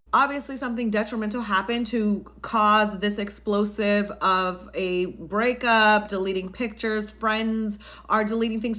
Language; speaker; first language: English; native; English